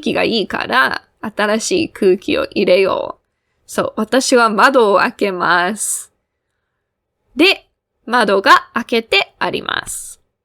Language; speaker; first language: Japanese; non-native, fluent; English